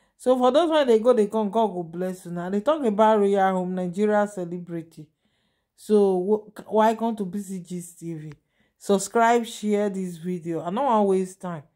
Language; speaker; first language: Nigerian Pidgin; non-native, local second language; Yoruba